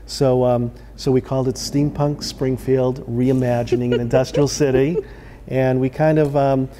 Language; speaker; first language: English; native; English